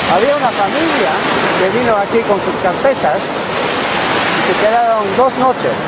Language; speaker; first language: Spanish; non-native, learner; English